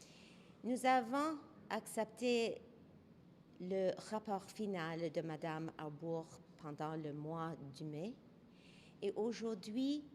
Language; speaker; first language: French; non-native, local second language; English